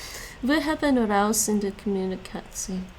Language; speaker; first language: Dutch; non-native, learner; English